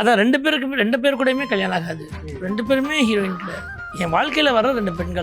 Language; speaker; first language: Tamil; native; Tamil